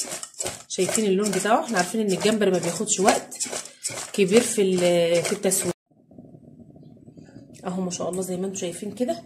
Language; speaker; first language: Arabic; native; Arabic